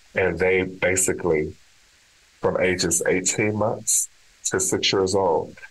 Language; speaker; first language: English; native; English